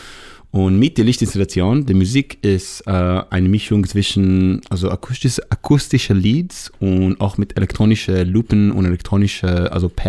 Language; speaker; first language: German; non-native, learner; Hebrew